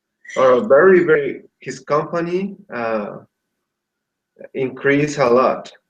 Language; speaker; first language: English; non-native, learner; Spanish